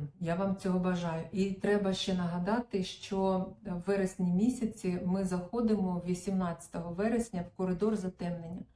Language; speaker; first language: Ukrainian; non-native, local second language; Russian